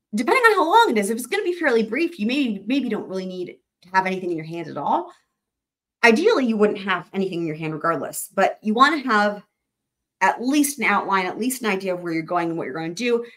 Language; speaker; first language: English; native; English